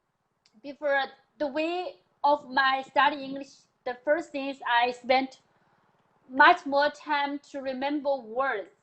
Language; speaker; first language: English; non-native, learner; Chinese